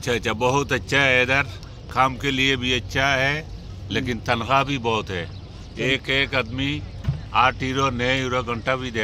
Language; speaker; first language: Hindi; non-native, learner; Bangla